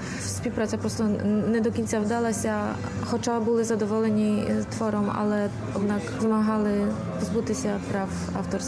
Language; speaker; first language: Ukrainian; early bilingual, heritage; Ukrainian